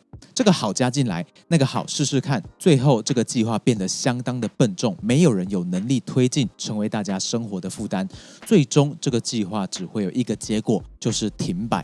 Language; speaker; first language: Chinese; native; Chinese